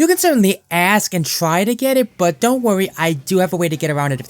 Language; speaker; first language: English; native; English